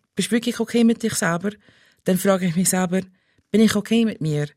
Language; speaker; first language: German; non-native, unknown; English